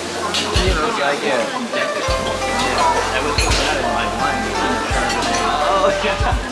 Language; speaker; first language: English; non-native, fluent; Chinese